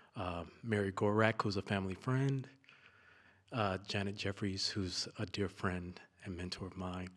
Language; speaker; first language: English; native; English